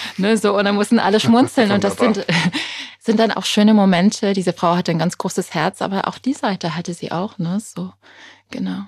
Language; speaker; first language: German; non-native, fluent; English